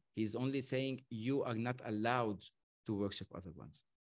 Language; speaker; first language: English; non-native, fluent; Arabic